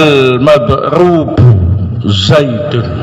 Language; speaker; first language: Arabic; non-native, fluent; Indonesian